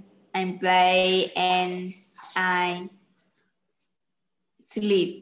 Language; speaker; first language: English; non-native, learner; Vietnamese